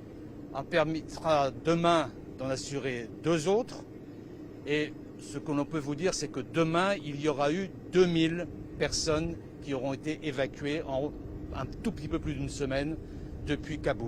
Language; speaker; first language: French; native; French